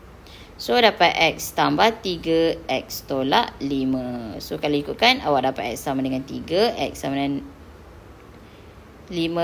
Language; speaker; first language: Malay; native; Malay